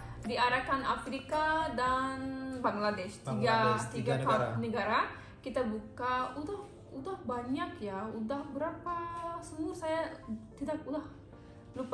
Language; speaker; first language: Indonesian; non-native, learner; Turkish